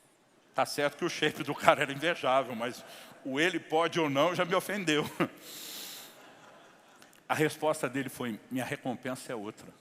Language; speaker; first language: Portuguese; native; Portuguese